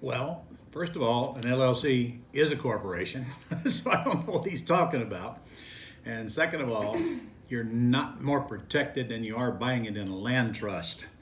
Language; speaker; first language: English; native; English